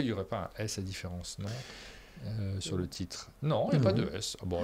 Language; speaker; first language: French; native; French